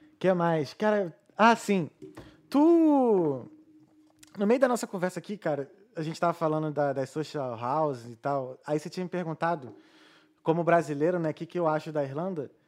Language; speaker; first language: Portuguese; native; Portuguese